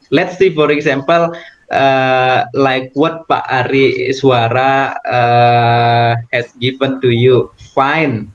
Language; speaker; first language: English; non-native, fluent; Indonesian